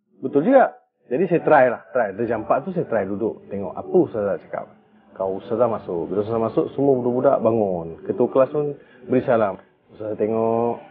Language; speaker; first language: Malay; early bilingual, other home language; Tamil